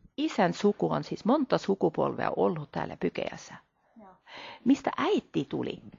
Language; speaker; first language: Finnish; native; Finnish